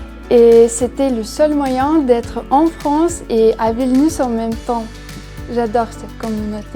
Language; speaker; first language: French; non-native, fluent; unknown